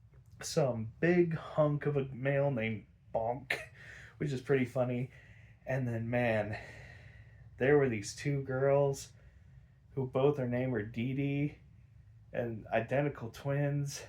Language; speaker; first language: English; native; English